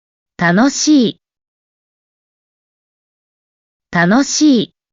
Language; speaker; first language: Japanese; native; Japanese